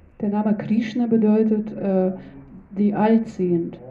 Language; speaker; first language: German; non-native, learner; Russian